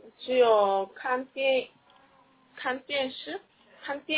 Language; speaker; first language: Chinese; non-native, learner; Korean